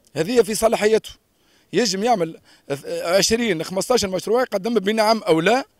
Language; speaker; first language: Arabic; native; Arabic